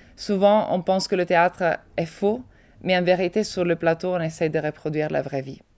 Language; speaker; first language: French; non-native, fluent; Italian